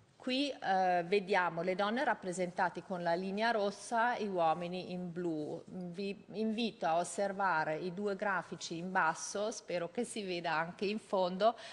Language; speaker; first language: Italian; non-native, fluent; German